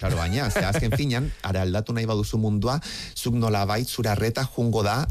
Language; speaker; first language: Basque; native; Basque